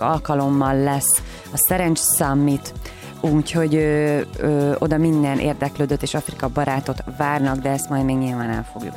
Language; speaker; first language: Hungarian; native; Hungarian